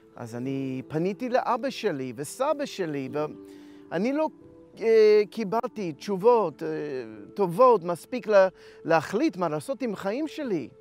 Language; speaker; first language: Hebrew; non-native, fluent; English